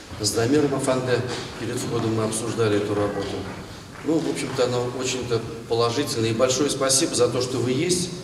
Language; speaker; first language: Russian; non-native, local second language; Tatar